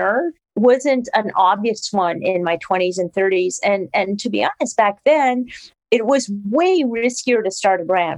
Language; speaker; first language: English; non-native, fluent; French